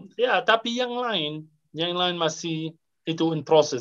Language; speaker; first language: Indonesian; non-native, fluent; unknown